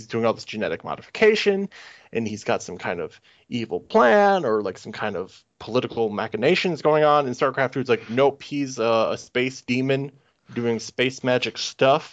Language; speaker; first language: English; native; English